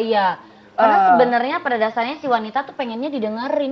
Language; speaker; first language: Indonesian; native; Indonesian